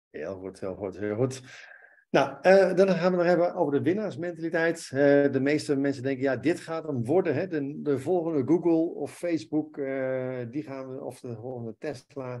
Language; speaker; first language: Dutch; native; Dutch